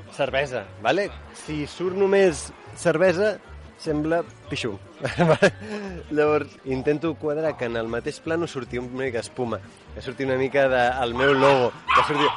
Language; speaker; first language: Catalan; native; Catalan